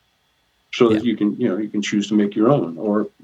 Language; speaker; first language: English; native; English